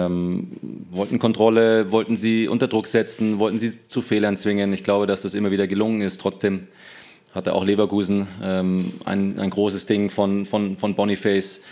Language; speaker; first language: German; native; German